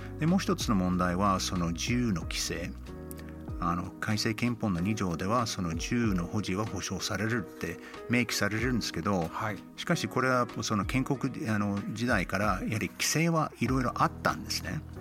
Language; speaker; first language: Japanese; non-native, fluent; English